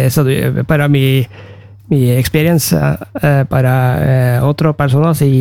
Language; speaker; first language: Spanish; non-native, learner; Norwegian